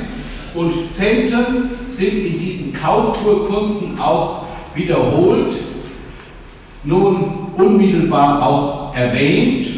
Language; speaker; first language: German; native; German